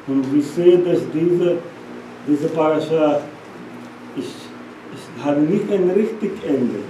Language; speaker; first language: German; non-native, learner; Portuguese